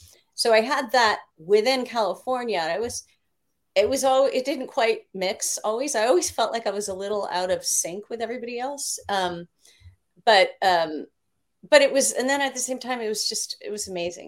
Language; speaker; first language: English; native; English